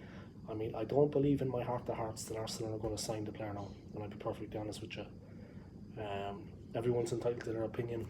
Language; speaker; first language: English; native; English